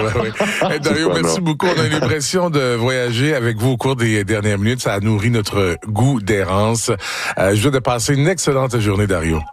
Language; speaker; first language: French; native; French